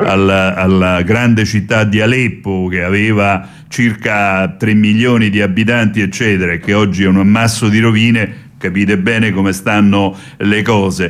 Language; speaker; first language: Italian; native; Italian